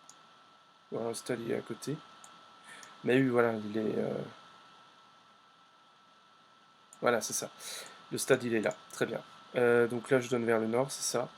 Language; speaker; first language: French; native; French